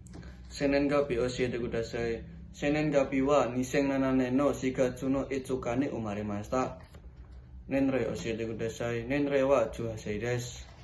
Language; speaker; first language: Japanese; non-native, learner; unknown